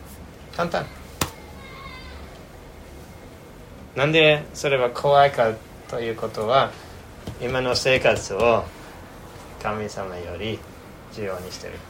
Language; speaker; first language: Japanese; non-native, fluent; English